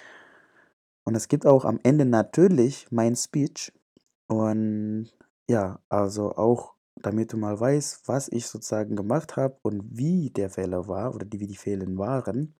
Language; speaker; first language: German; non-native, fluent; Indonesian